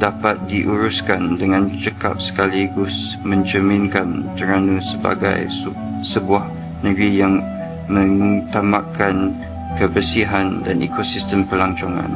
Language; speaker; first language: Malay; native; Malay